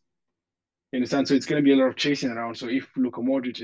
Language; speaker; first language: English; non-native, local second language; Hausa